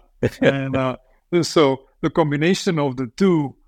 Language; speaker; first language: English; non-native, fluent; Dutch